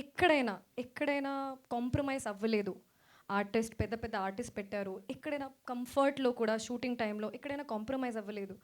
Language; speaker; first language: Telugu; non-native, local second language; Hindi